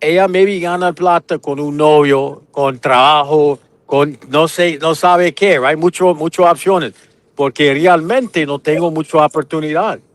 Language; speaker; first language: Spanish; non-native, learner; English